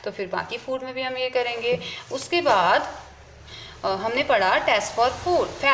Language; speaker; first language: Hindi; native; Hindi